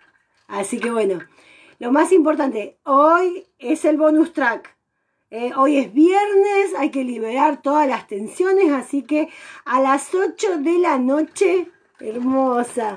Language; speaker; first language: Spanish; native; Spanish